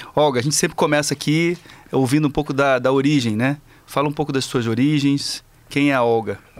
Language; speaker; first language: Portuguese; native; Portuguese